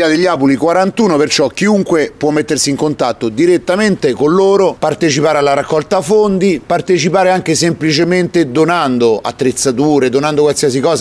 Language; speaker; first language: Italian; native; Italian